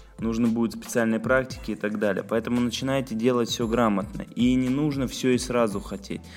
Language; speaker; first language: Russian; native; Russian